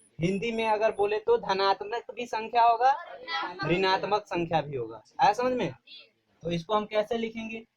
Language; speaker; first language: Hindi; native; Hindi